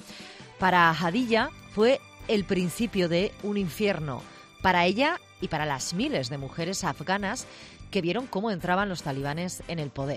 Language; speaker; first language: Spanish; native; Spanish